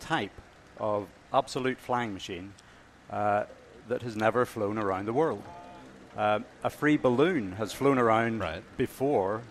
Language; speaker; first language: English; native; English